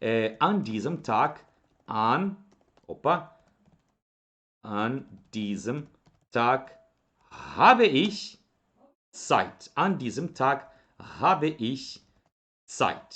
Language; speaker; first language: German; non-native, fluent; Portuguese